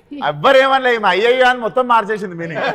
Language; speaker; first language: Telugu; native; Telugu